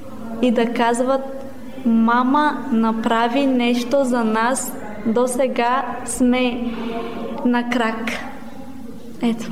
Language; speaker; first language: Bulgarian; non-native, local second language; Romany